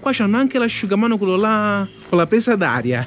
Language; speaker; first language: Italian; native; Italian